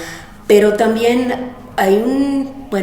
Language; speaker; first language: Spanish; non-native, fluent; English